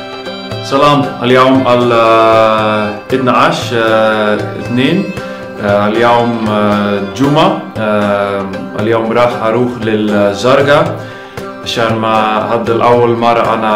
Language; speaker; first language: Arabic; non-native, learner; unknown